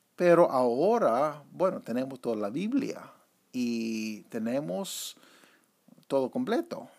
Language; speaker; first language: Spanish; non-native, fluent; English